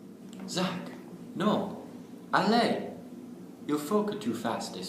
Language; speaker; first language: French; non-native, learner; English